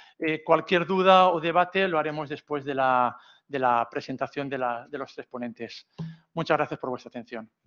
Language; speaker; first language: Spanish; non-native, local second language; Catalan